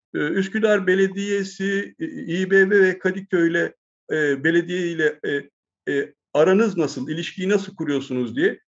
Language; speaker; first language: Turkish; native; Turkish